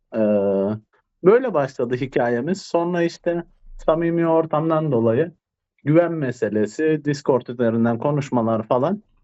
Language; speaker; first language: Turkish; native; Turkish